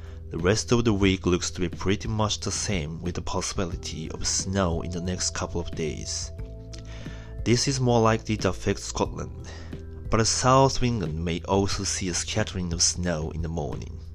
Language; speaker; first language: English; non-native, learner; Japanese